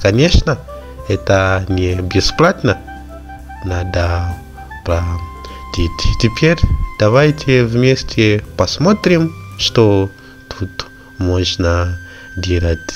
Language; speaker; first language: Russian; non-native, learner; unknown